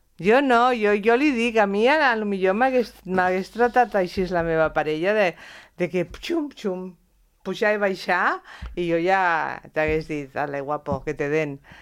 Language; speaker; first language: Catalan; non-native, local second language; Spanish